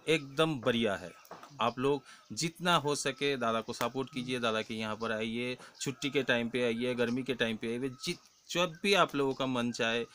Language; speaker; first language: Hindi; non-native, local second language; Bangla